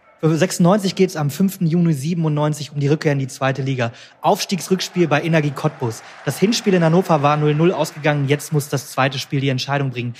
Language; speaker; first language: German; native; German